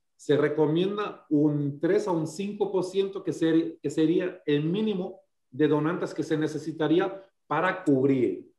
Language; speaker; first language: Spanish; non-native, fluent; German